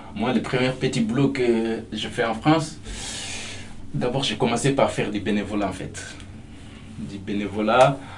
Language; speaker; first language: French; non-native, local second language; Fula